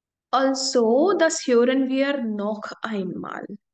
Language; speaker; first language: German; non-native, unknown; Hindi